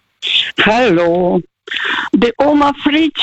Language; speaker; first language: German; non-native, fluent; Russian